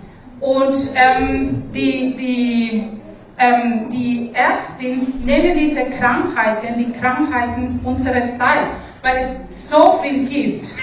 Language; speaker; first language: German; non-native, fluent; Spanish